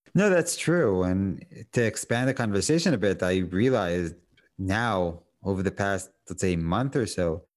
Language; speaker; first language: English; non-native, fluent; Hebrew